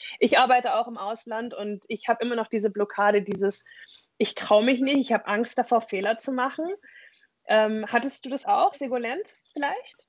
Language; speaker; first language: German; non-native, fluent; English